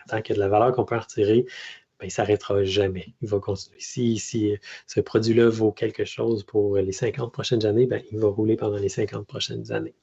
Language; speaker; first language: French; native; French